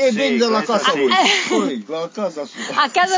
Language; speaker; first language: Italian; non-native, learner; Romanian